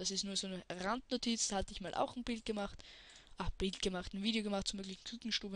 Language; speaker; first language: German; native; German